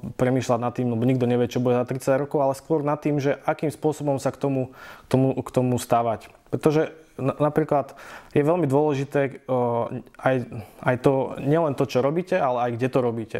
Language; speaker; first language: Slovak; native; Slovak